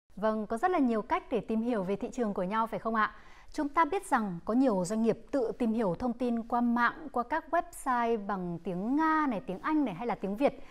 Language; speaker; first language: Vietnamese; native; Vietnamese